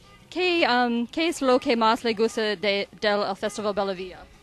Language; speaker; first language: Spanish; non-native, learner; English